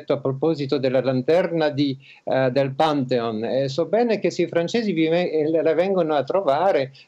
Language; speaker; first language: Italian; non-native, fluent; French